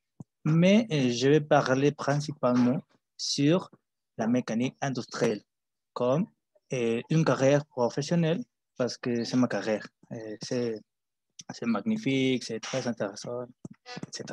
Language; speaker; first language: French; non-native, learner; Spanish